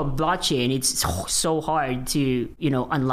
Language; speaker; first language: English; non-native, local second language; Filipino